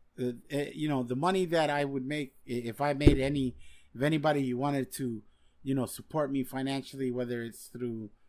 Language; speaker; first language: English; non-native, fluent; Spanish